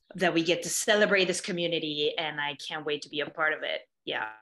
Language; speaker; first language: English; non-native, fluent; Spanish